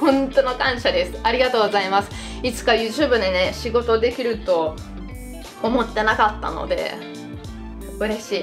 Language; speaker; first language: Japanese; non-native, fluent; Italian